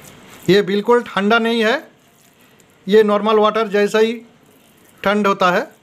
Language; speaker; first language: Hindi; non-native, local second language; Bangla